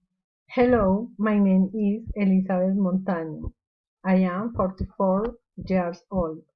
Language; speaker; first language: English; non-native, learner; Spanish